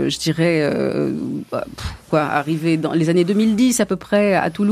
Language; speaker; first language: French; native; French